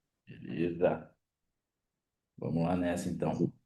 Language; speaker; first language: Portuguese; native; Portuguese